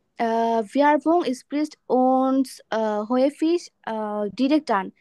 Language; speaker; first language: German; non-native, learner; Bangla